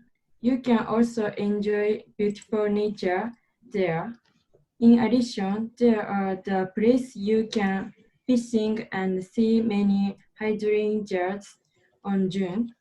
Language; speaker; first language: English; non-native, learner; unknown